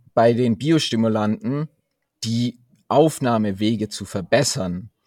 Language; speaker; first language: German; native; German